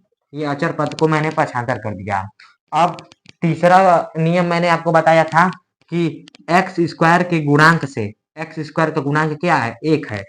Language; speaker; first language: Hindi; native; Hindi